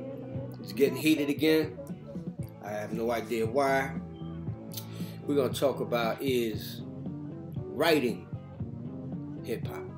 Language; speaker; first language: English; native; English